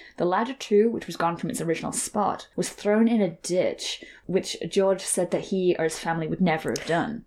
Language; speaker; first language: English; native; English